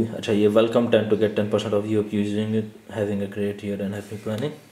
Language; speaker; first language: English; non-native, local second language; Urdu